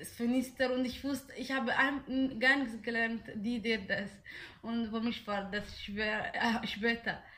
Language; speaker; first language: German; non-native, learner; Somali